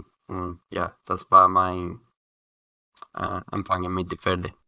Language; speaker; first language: German; non-native, learner; Spanish